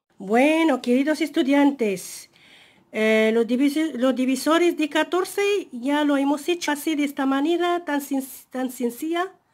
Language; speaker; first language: Spanish; non-native, fluent; Arabic